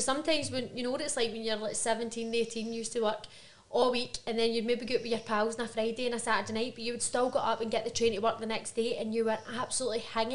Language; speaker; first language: English; native; English